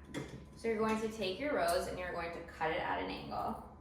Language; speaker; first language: English; native; English